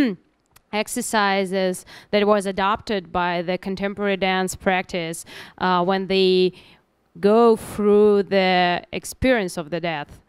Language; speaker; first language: English; non-native, learner; Russian